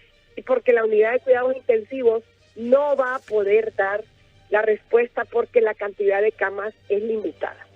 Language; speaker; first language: Spanish; native; Spanish